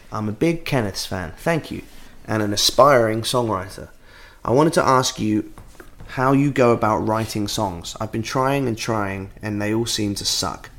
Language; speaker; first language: English; native; English